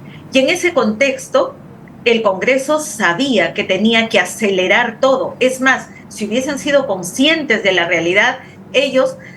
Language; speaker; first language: Spanish; native; Spanish